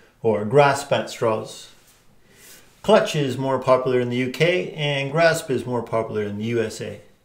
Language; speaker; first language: English; native; English